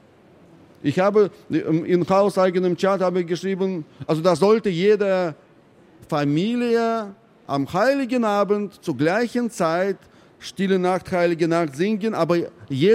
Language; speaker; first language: German; non-native, fluent; Russian